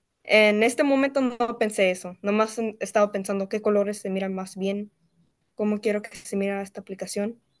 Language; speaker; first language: Spanish; early bilingual, heritage; Spanish